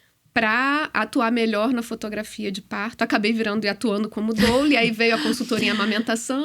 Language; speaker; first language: Portuguese; native; Portuguese